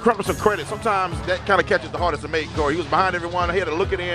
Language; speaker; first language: English; native; English